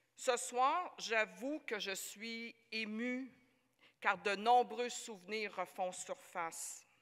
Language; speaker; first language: French; native; French